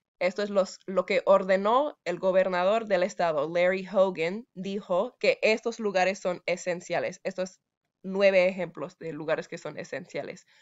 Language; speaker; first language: Spanish; non-native, fluent; English